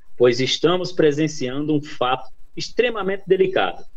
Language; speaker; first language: Portuguese; native; Portuguese